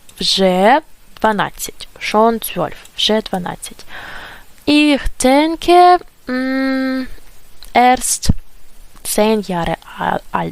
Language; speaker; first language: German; non-native, fluent; Ukrainian